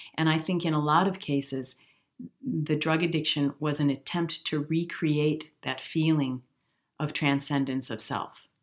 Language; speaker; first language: English; native; English